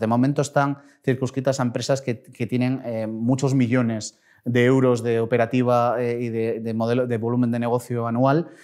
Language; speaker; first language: Spanish; native; Spanish